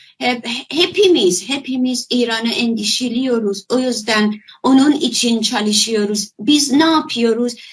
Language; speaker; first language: Turkish; non-native, fluent; Persian